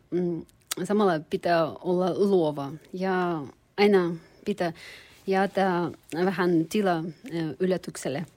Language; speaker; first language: Finnish; non-native, learner; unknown